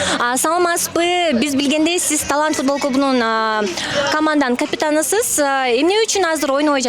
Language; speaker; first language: Kyrgyz; native; Kyrgyz